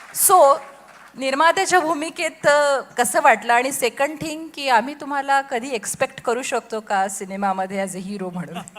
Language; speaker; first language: Marathi; native; Marathi